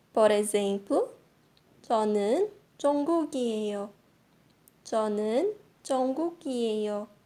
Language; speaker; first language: Korean; non-native, fluent; Portuguese